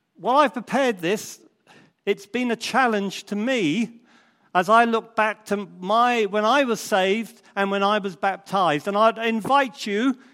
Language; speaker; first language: English; native; English